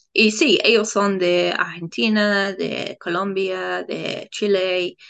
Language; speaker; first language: Spanish; non-native, fluent; English